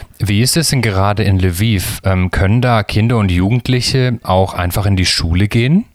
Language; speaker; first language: German; native; German